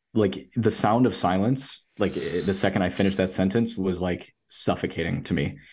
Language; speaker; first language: English; native; English